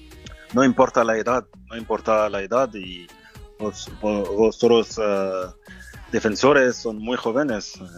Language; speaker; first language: Spanish; non-native, fluent; French